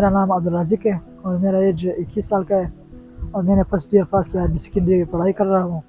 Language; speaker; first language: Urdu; non-native, local second language; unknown